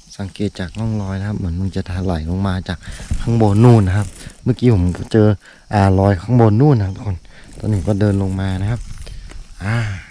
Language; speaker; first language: Thai; non-native, local second language; Karen languages